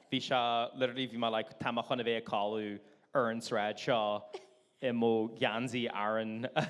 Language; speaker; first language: Irish; non-native, local second language; English